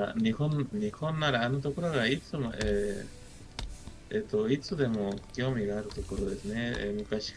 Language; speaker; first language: Japanese; non-native, learner; Spanish